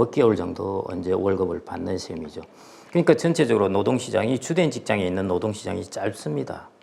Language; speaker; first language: Korean; native; Korean